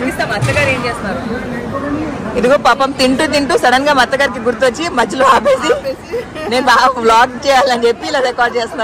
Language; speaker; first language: Telugu; native; Telugu